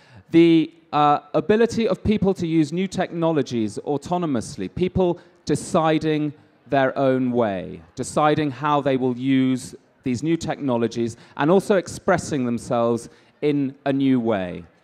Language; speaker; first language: English; native; English